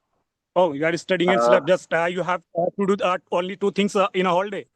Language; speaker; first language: English; non-native, learner; Hindi